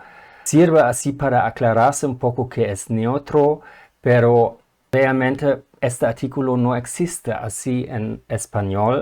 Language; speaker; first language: Spanish; non-native, fluent; German